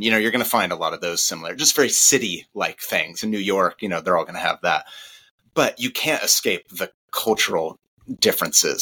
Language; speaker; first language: English; native; English